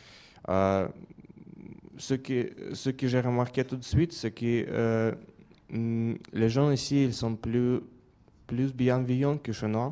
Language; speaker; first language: French; non-native, fluent; Russian